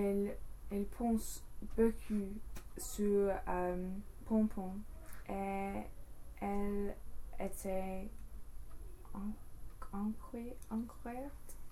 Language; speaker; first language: French; non-native, learner; English